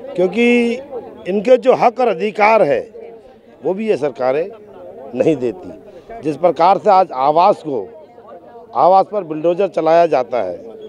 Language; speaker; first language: Hindi; native; Hindi